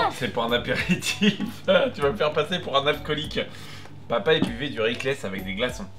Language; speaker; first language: French; native; French